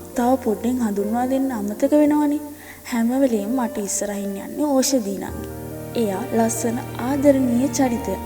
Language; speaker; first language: Sinhala; native; Sinhala